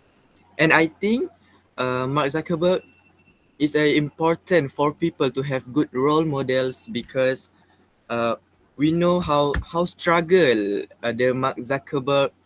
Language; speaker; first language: English; non-native, local second language; Malay